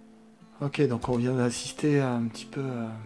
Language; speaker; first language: French; native; French